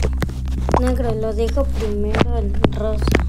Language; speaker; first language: Spanish; native; Spanish